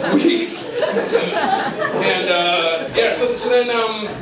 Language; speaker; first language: English; native; English